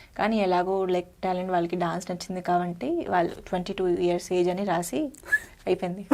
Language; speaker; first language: Telugu; non-native, fluent; Hindi